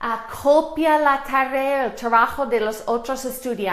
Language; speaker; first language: Spanish; non-native, fluent; English